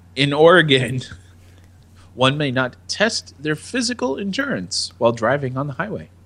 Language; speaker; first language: English; native; English